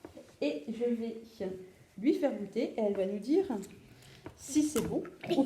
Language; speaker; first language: French; native; French